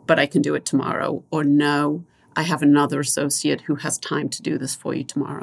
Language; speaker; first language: English; native; English